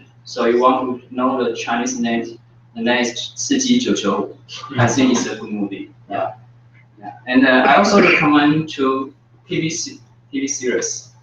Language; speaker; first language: English; non-native, fluent; Chinese